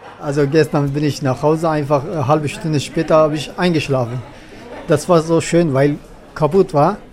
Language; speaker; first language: German; non-native, learner; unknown